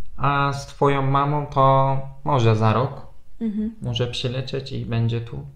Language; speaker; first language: Polish; non-native, fluent; Turkish